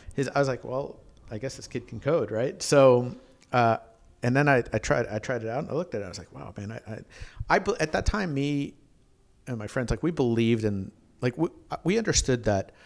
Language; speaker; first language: English; native; English